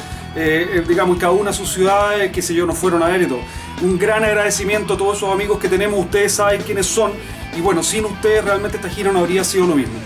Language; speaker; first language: Spanish; native; Spanish